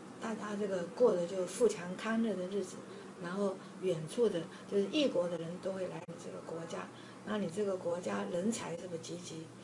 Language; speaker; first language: Chinese; native; Chinese